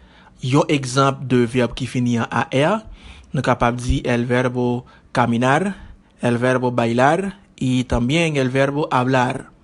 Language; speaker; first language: Spanish; non-native, fluent; Haitian Creole